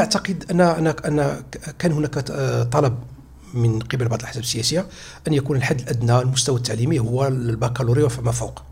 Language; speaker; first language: Arabic; native; Arabic